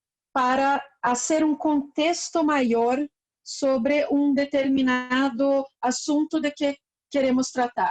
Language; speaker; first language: Spanish; non-native, fluent; Portuguese